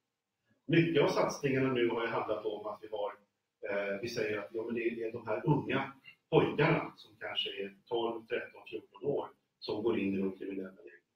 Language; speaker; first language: Swedish; native; Swedish